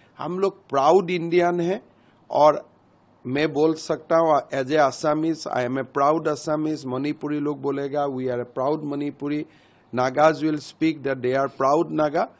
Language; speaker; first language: Hindi; non-native, local second language; Assamese